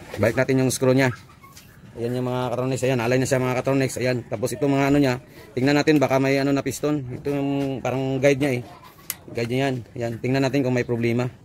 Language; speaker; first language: Filipino; non-native, local second language; Cebuano